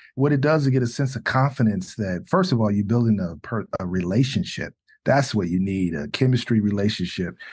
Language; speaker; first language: English; native; English